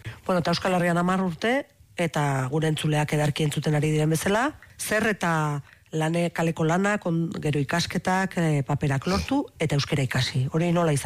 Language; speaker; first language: Basque; native; Basque